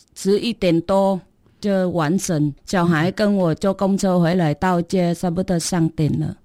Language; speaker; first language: Chinese; non-native, fluent; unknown